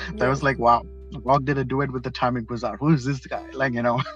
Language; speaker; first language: English; non-native, local second language; Malayalam